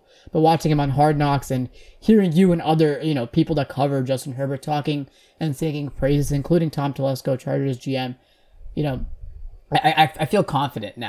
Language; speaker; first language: English; native; English